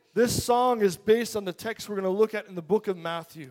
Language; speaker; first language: English; native; English